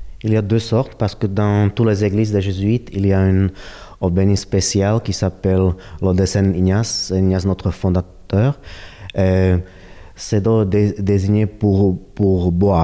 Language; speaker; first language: French; non-native, fluent; Slovak